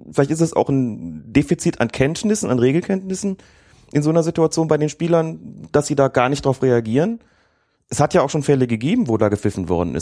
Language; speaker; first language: German; native; German